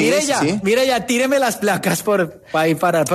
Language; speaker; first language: Spanish; native; Spanish